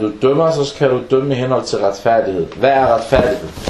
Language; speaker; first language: Danish; early bilingual, other home language; Arabic